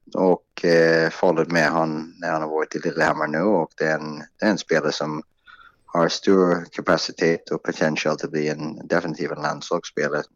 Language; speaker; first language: Norwegian; non-native, fluent; Swedish